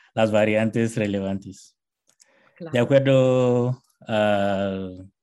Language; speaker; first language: Spanish; non-native, fluent; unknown